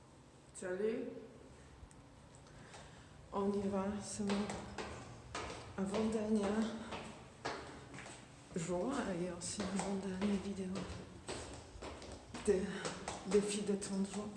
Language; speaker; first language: French; non-native, fluent; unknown